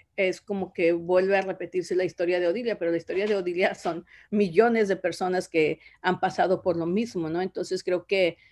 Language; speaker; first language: Spanish; early bilingual, other home language; Zapotec